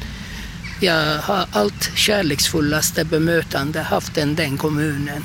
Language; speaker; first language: Swedish; non-native, fluent; Turkish